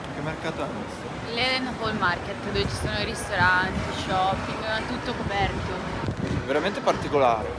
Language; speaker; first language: Italian; native; Italian